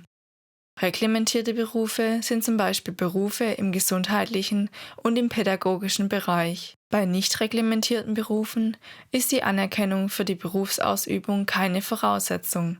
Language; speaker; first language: German; native; German